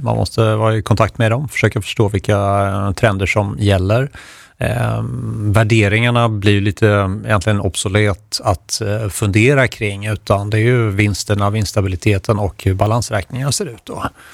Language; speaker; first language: Swedish; native; Swedish